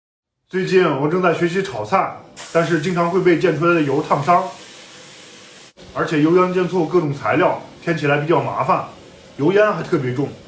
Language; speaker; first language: Chinese; native; Chinese